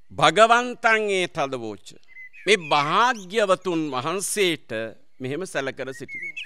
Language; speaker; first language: Sinhala; native; Sinhala